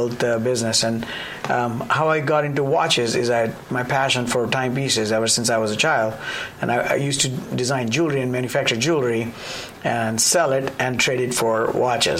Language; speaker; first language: English; non-native, local second language; Gujarati